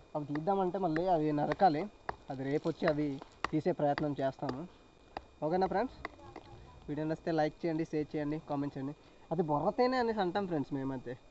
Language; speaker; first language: Telugu; non-native, local second language; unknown